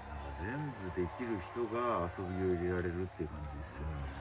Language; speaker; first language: Japanese; native; Japanese